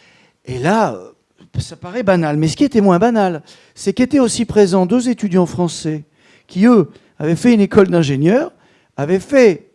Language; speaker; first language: French; native; French